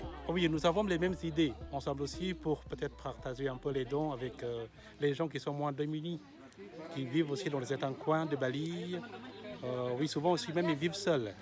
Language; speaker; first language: French; non-native, fluent; Indonesian